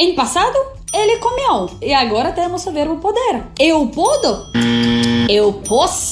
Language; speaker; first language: Portuguese; non-native, fluent; Russian